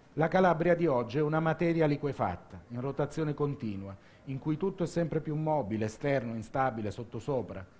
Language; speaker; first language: Italian; native; Italian